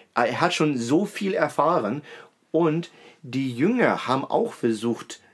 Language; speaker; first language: German; native; German